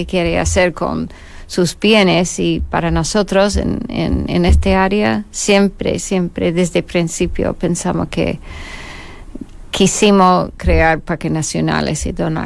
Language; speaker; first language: Spanish; non-native, fluent; English